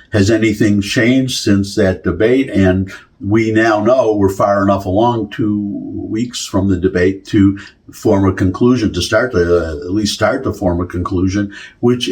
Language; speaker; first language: English; native; English